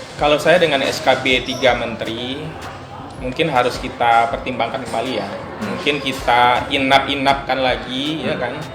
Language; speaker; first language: Indonesian; non-native, local second language; Minangkabau